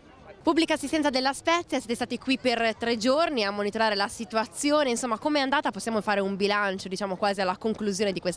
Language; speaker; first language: Italian; native; Italian